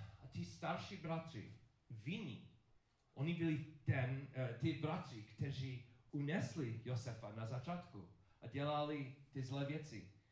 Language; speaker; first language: Czech; non-native, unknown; English